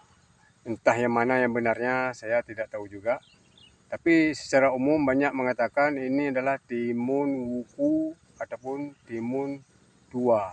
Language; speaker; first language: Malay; non-native, local second language; Achinese